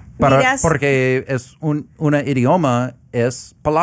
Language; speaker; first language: Spanish; non-native, learner; English